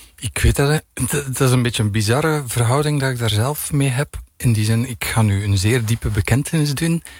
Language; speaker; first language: Dutch; native; Dutch